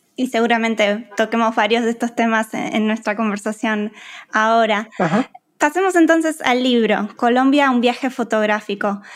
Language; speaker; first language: Spanish; native; Spanish